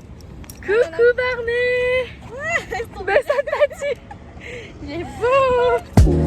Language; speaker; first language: French; native; French